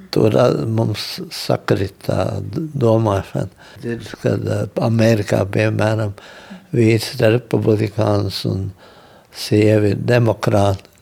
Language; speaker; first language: Latvian; native; Latvian